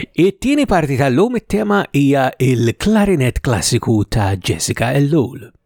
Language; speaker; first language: Maltese; native; Maltese